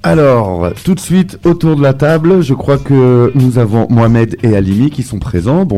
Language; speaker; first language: French; native; French